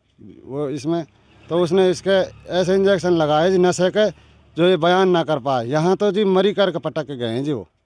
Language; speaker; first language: Hindi; native; Hindi